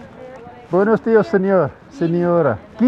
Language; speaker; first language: Spanish; non-native, learner; Hindi